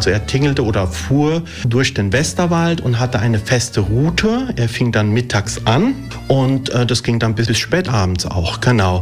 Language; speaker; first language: German; early bilingual, other home language; Italian